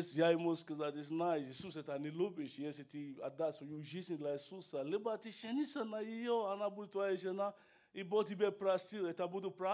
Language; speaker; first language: German; non-native, learner; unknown